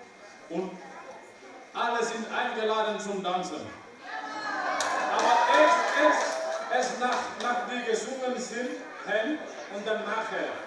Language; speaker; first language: German; non-native, learner; Wolof